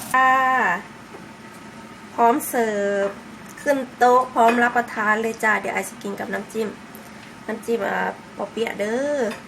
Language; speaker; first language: Thai; native; Thai